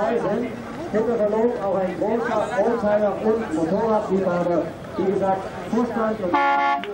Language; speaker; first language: German; native; German